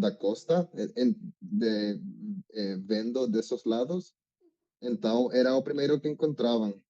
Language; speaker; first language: Portuguese; non-native, learner; Spanish